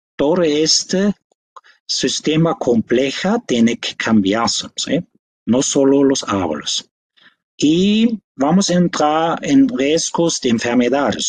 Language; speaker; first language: Spanish; non-native, fluent; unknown